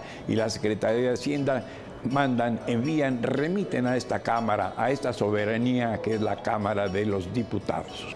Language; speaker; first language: Spanish; native; Spanish